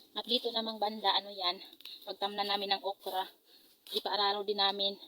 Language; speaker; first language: Filipino; non-native, local second language; Hiligaynon